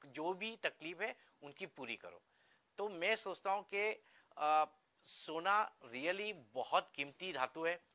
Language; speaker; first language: Hindi; non-native, local second language; Gujarati